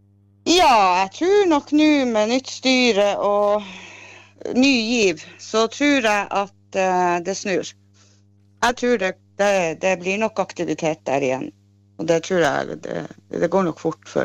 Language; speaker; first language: Norwegian; native; Norwegian